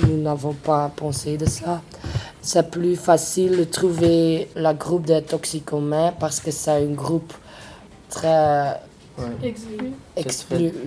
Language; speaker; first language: French; non-native, local second language; Dutch